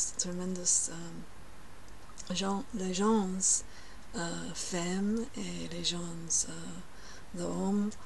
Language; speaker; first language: French; non-native, learner; English